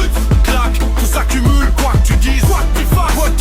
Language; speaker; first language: French; native; French